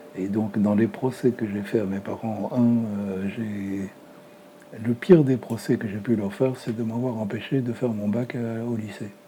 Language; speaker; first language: French; native; French